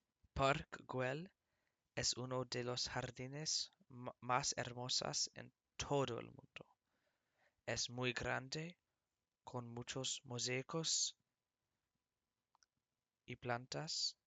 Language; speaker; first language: Spanish; non-native, learner; English